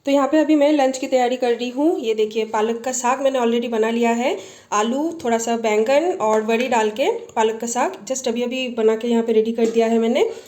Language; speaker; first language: Hindi; non-native, local second language; Bangla